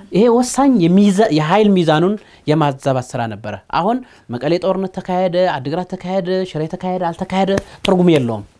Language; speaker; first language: Amharic; non-native, local second language; Tigrinya